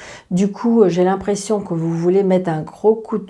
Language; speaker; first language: French; native; French